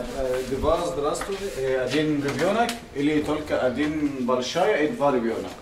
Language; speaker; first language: Russian; non-native, learner; Arabic